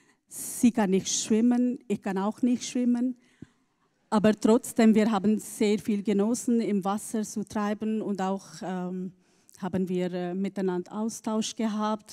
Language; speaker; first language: German; non-native, learner; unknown